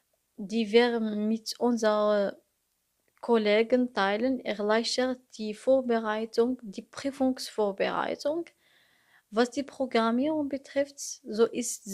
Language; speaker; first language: German; non-native, learner; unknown